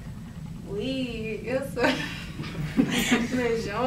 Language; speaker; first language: French; non-native, learner; English